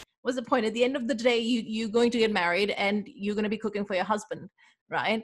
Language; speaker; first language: English; non-native, local second language; Urdu